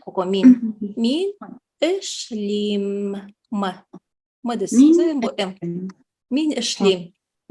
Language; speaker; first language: Japanese; non-native, fluent; Tatar